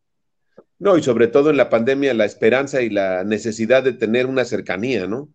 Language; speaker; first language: Spanish; native; Spanish